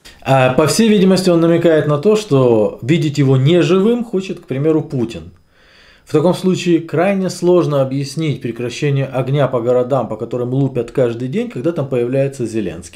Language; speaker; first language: Russian; native; Russian